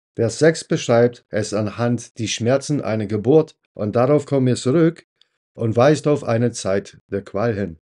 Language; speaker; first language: German; non-native, fluent; English